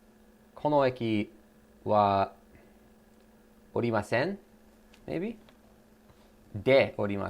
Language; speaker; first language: Japanese; non-native, learner; English